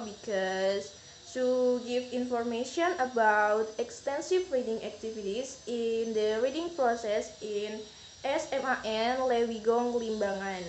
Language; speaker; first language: English; non-native, learner; Indonesian